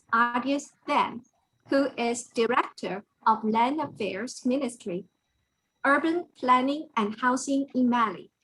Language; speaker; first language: English; non-native, fluent; Chinese